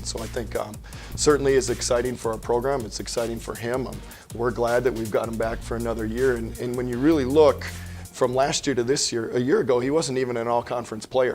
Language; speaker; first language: English; native; English